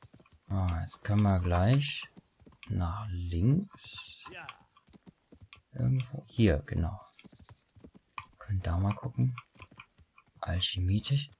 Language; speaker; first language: German; native; German